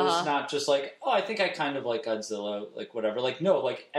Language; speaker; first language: English; native; English